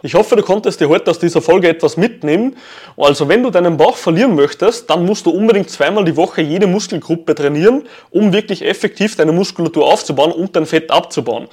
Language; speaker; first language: German; native; German